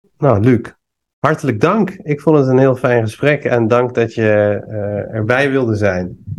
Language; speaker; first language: Dutch; non-native, fluent; Persian